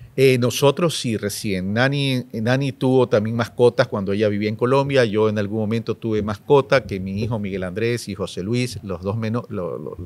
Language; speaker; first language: Spanish; native; Spanish